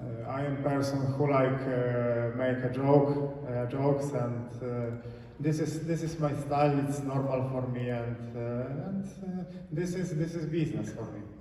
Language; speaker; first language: English; non-native, learner; Polish